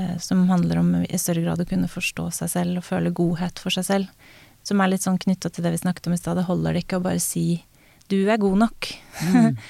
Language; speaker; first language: Norwegian; native; Norwegian